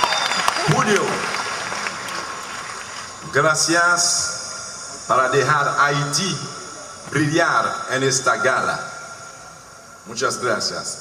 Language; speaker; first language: Spanish; non-native, learner; Haitian Creole